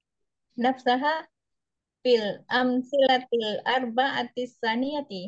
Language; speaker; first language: Arabic; non-native, learner; Indonesian